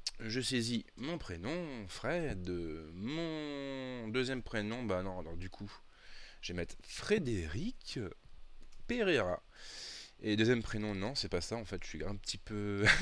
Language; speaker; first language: French; native; French